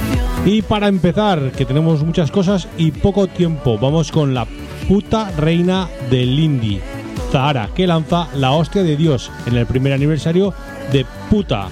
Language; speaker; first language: Spanish; native; Spanish